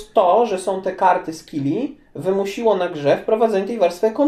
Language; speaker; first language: Polish; native; Polish